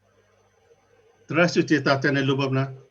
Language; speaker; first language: Russian; non-native, learner; Nepali